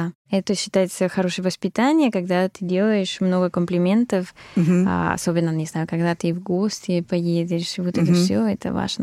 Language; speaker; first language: Russian; non-native, fluent; Spanish